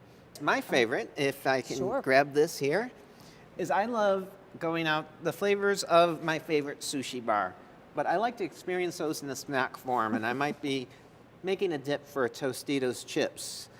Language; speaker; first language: English; native; English